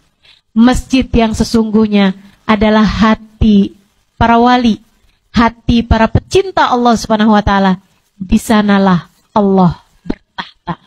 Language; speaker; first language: Indonesian; native; Indonesian